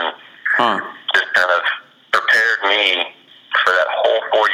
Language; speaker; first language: English; native; English